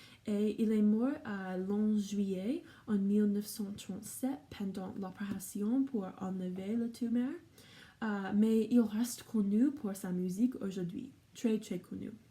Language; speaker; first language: French; non-native, learner; English